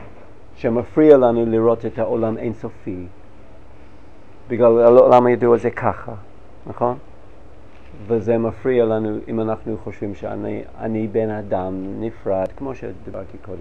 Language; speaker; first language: Hebrew; non-native, fluent; English